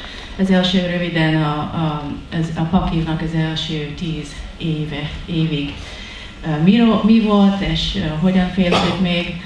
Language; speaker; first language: Hungarian; non-native, learner; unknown